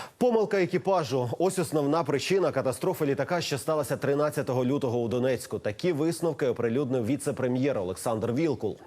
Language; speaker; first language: Ukrainian; native; Ukrainian